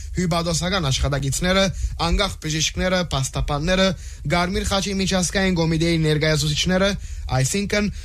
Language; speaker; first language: Armenian; early bilingual, heritage; Armenian